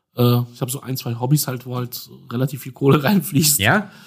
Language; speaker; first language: German; native; German